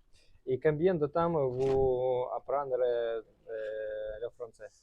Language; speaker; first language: French; non-native, learner; Russian